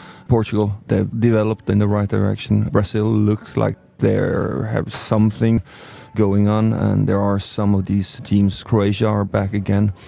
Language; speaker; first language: English; non-native, fluent; Norwegian